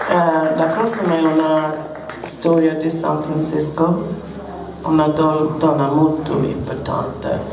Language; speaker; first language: Italian; non-native, learner; Swedish